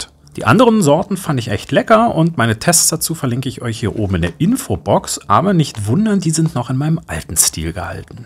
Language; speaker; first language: German; native; German